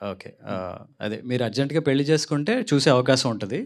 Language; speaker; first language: Telugu; native; Telugu